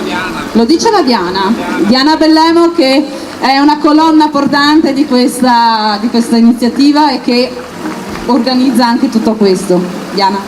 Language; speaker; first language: Italian; native; Italian